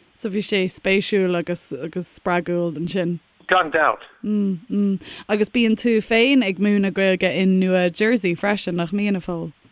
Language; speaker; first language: Irish; non-native, local second language; English